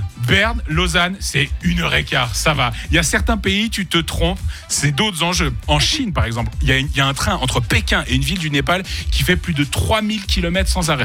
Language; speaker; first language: French; native; French